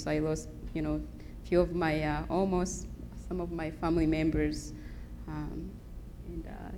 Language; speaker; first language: English; non-native, local second language; Kinyarwanda